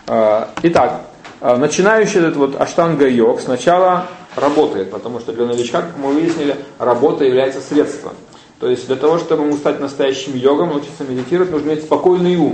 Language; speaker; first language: Russian; native; Russian